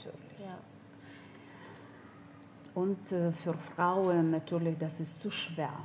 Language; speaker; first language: German; non-native, learner; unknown